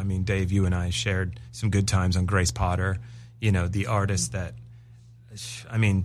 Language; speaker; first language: English; native; English